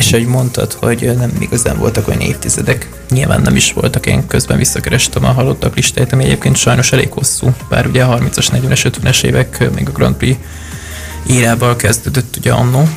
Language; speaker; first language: Hungarian; native; Hungarian